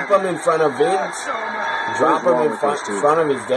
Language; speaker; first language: English; native; English